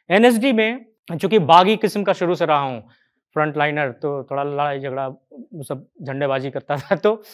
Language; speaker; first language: Hindi; native; Hindi